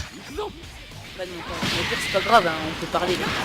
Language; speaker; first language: French; native; French